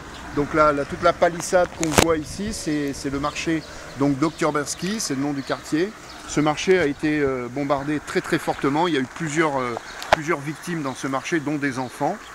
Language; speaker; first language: French; native; French